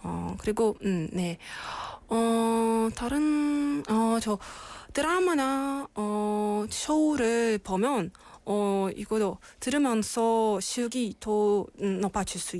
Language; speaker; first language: Korean; non-native, learner; Russian